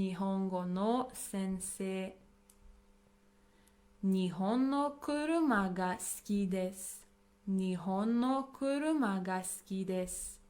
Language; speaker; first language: Japanese; non-native, fluent; English